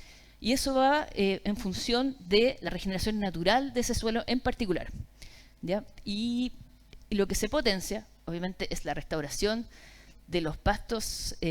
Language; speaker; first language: Spanish; native; Spanish